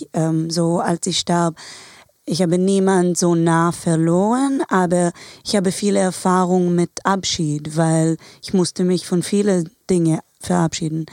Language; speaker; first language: German; non-native, fluent; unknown